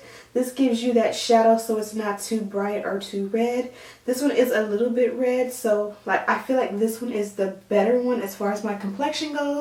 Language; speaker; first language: English; native; English